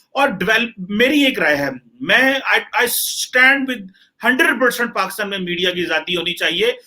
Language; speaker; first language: Hindi; non-native, local second language; Punjabi